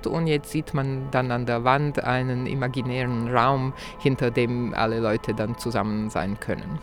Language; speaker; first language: German; non-native, fluent; Croatian